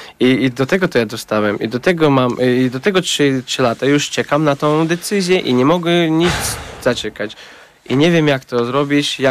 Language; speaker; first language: Polish; non-native, learner; Tajik